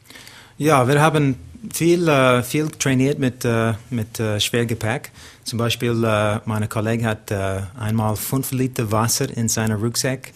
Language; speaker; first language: German; non-native, learner; English